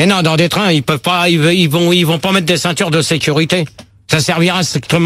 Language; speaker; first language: French; native; French